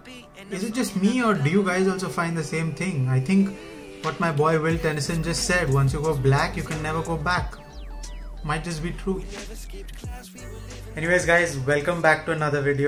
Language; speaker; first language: English; non-native, local second language; Hindi